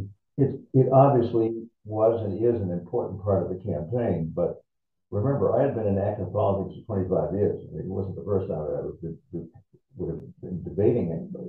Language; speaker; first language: English; native; English